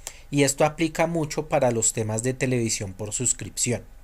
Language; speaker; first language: Spanish; native; Spanish